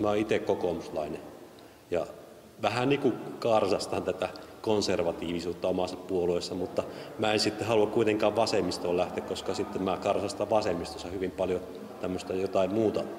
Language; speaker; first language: Finnish; native; Finnish